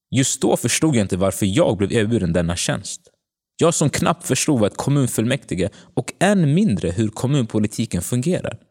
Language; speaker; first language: Swedish; early bilingual, other home language; Tigrinya